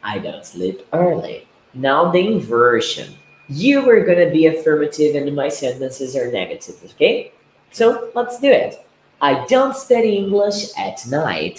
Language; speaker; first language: English; non-native, fluent; Portuguese